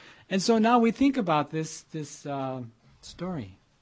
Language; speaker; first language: English; native; English